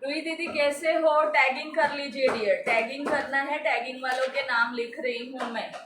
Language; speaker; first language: Hindi; non-native, local second language; Marathi